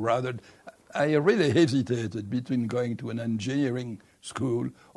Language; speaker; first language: English; non-native, fluent; French